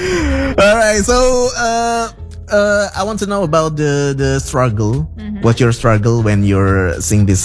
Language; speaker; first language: English; non-native, local second language; Indonesian